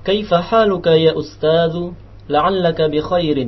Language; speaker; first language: Arabic; non-native, learner; Indonesian